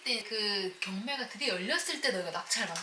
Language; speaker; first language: Korean; native; Korean